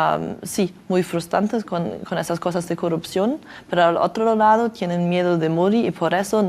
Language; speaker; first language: Spanish; non-native, learner; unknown